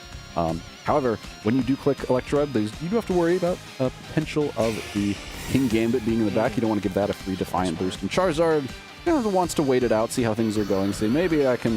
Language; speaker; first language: English; native; English